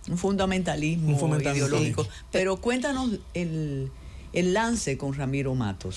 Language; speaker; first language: Spanish; native; Spanish